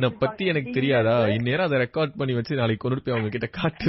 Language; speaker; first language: Tamil; native; Tamil